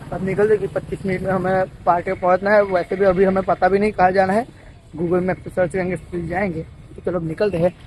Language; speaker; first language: Hindi; non-native, local second language; Gujarati